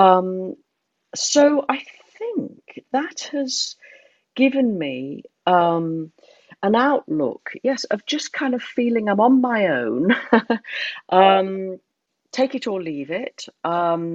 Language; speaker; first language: English; native; English